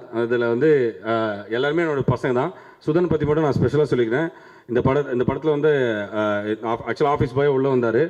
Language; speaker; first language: Tamil; native; Tamil